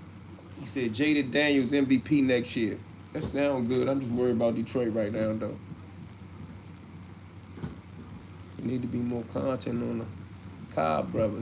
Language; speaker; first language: English; native; English